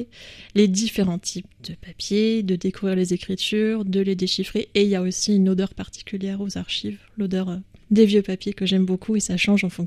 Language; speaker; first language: French; native; French